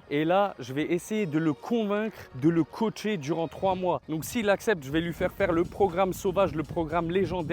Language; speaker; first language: French; native; French